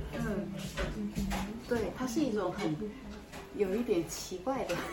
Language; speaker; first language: Chinese; non-native, fluent; Japanese